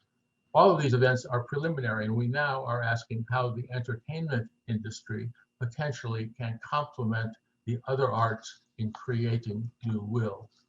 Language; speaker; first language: English; native; English